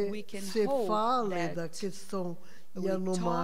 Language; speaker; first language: Portuguese; non-native, fluent; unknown